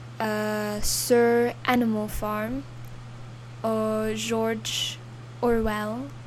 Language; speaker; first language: French; non-native, learner; English